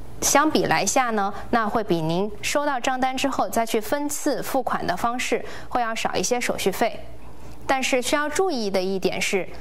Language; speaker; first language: Chinese; native; Chinese